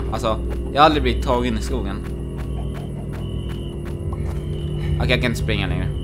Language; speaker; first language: Swedish; native; Swedish